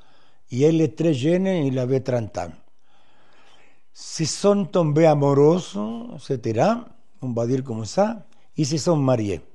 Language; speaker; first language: French; non-native, fluent; Spanish